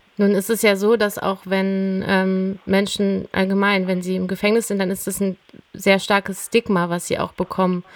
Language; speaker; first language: German; native; German